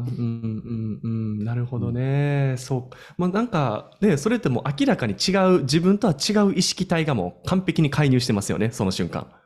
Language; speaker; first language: Japanese; native; Japanese